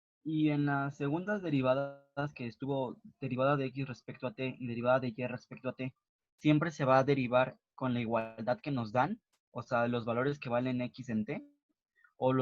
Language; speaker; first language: Spanish; native; Spanish